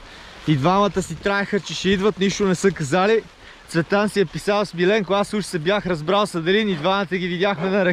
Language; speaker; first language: Bulgarian; native; Bulgarian